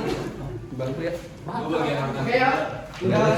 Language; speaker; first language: Indonesian; native; Indonesian